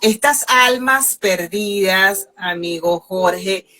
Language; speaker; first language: Spanish; native; Spanish